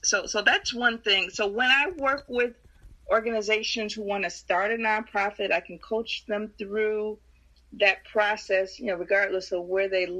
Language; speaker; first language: English; native; English